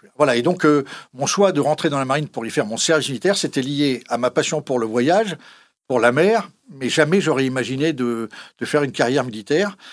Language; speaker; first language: French; native; French